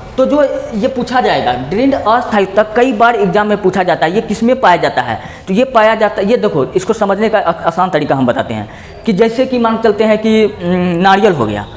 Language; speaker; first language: Hindi; native; Hindi